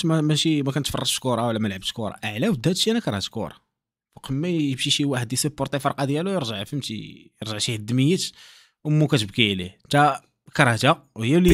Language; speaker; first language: Arabic; native; Arabic